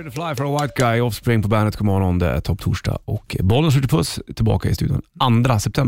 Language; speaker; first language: Swedish; native; Swedish